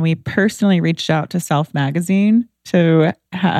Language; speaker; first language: English; native; English